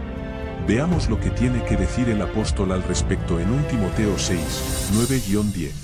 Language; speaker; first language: Spanish; native; Spanish